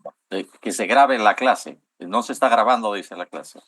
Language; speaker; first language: Spanish; native; Spanish